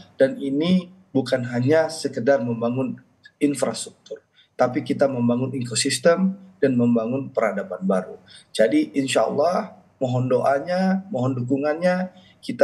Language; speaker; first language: Indonesian; native; Indonesian